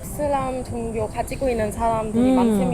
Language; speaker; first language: Korean; non-native, fluent; German